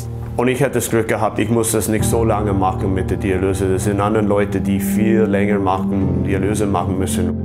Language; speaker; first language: German; non-native, fluent; English